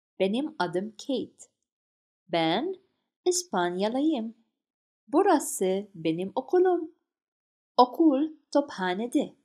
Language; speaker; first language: Turkish; non-native, fluent; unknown